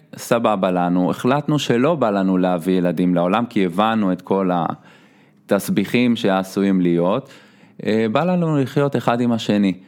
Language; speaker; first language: Hebrew; native; Hebrew